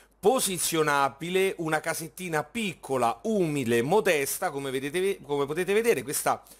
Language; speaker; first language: Italian; native; Italian